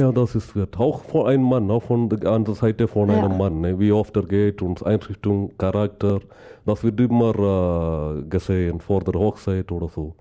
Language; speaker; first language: German; non-native, learner; Malayalam